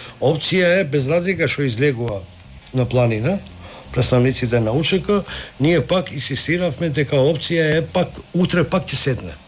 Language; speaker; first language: Macedonian; non-native, local second language; Albanian